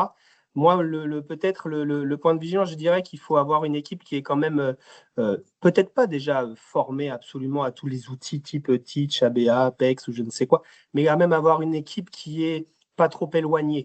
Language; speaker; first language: French; native; French